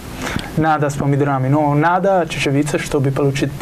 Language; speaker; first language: Russian; non-native, learner; Italian